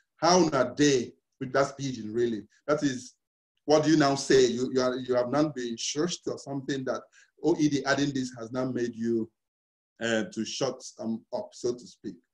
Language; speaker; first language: English; non-native, local second language; Igbo